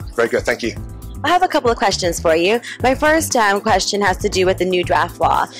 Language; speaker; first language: English; native; English